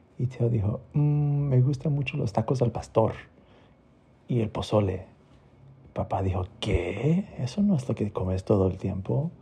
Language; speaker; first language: Spanish; early bilingual, heritage; Spanish